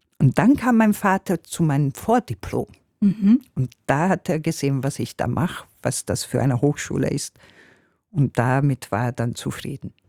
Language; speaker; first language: German; non-native, fluent; Hungarian